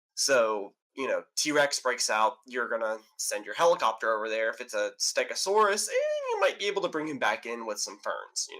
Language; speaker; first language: English; native; English